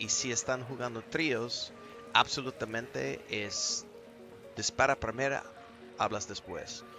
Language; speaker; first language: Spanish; non-native, learner; English